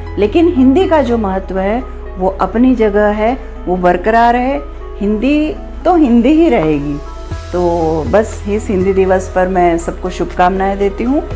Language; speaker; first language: Hindi; native; Hindi